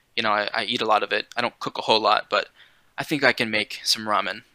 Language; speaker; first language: English; native; English